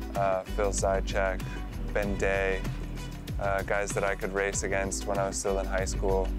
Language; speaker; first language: English; native; English